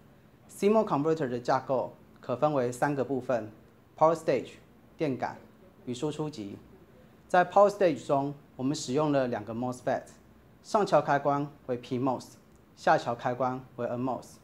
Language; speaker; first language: Chinese; native; Chinese